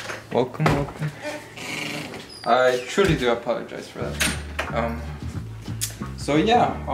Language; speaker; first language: English; native; English